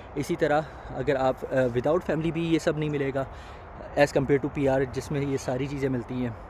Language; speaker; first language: Urdu; native; Urdu